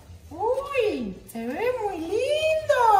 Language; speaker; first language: Spanish; native; Spanish